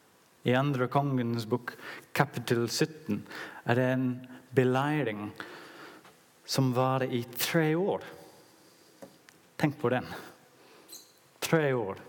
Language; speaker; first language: Norwegian; non-native, learner; English